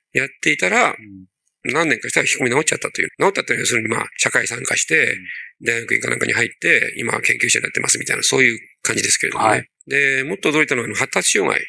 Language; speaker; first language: Japanese; native; Japanese